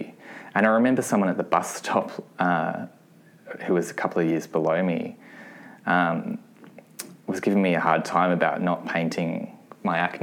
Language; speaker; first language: English; native; English